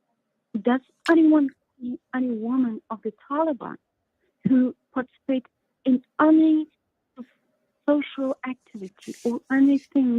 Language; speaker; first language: English; non-native, learner; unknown